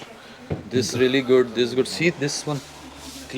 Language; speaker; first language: English; non-native, learner; Urdu